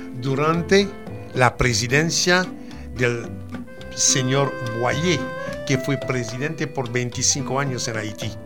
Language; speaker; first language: Spanish; non-native, fluent; Haitian Creole